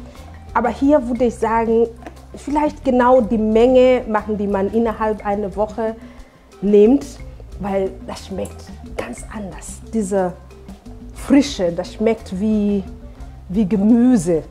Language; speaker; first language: German; non-native, fluent; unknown